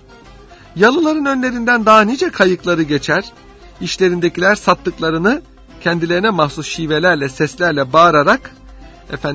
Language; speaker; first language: Turkish; native; Turkish